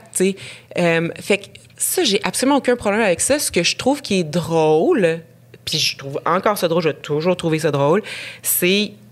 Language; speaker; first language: French; native; French